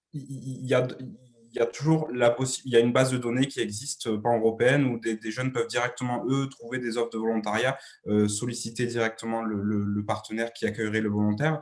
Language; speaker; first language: French; native; French